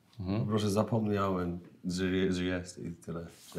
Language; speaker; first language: Polish; non-native, learner; English